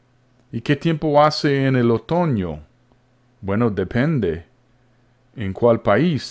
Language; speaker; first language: Spanish; non-native, fluent; English